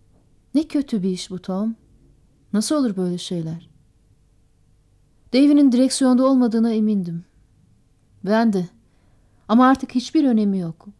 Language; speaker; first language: Turkish; native; Turkish